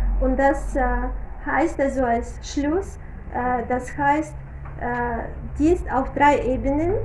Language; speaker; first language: German; non-native, fluent; Russian